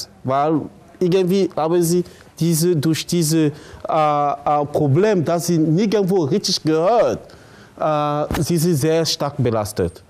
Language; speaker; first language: German; non-native, fluent; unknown